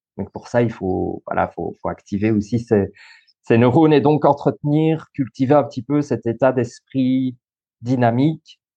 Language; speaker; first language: French; native; French